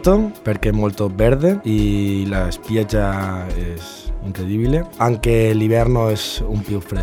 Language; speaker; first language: Italian; non-native, learner; Spanish